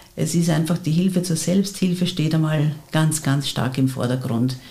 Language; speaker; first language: German; native; German